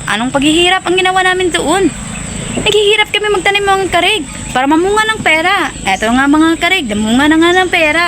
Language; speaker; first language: Filipino; non-native, local second language; Cebuano